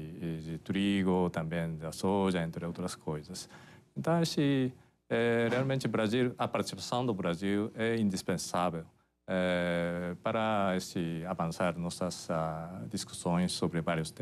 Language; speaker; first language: Portuguese; non-native, fluent; Japanese